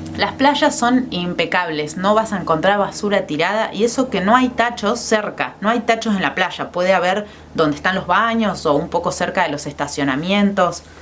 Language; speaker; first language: Spanish; native; Spanish